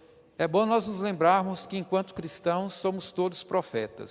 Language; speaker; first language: Portuguese; native; Portuguese